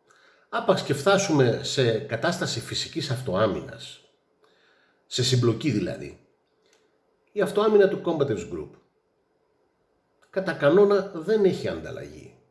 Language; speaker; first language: Greek; native; Greek